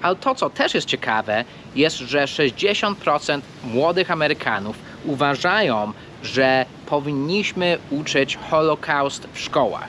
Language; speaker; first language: Polish; non-native, fluent; English